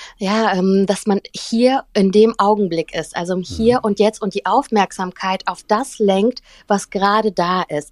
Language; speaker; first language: German; early bilingual, other home language; Russian